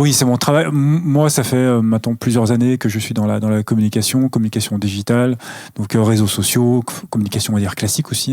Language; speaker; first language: French; native; French